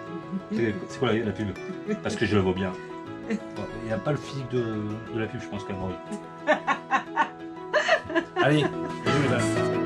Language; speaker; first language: French; native; French